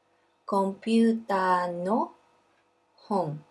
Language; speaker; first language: Japanese; non-native, fluent; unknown